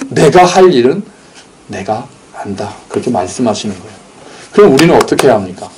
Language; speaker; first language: Korean; native; Korean